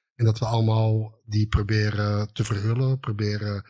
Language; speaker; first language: Dutch; native; Dutch